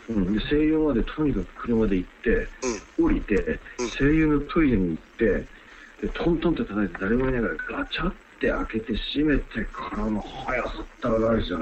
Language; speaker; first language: Japanese; native; Japanese